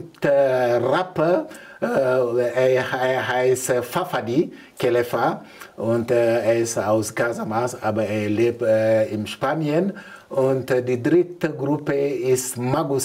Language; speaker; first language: German; non-native, learner; Mandingo